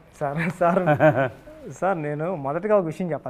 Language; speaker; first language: Telugu; native; Telugu